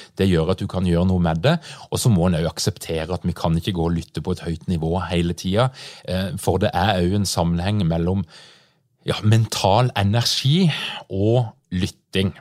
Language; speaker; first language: Norwegian; native; Norwegian